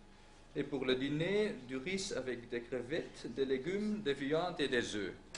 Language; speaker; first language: French; non-native, local second language; Dutch